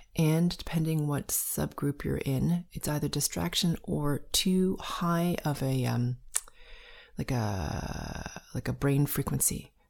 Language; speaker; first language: English; native; English